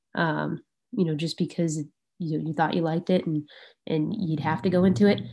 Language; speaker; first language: English; native; English